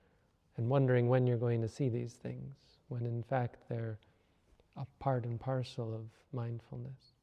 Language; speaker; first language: English; native; English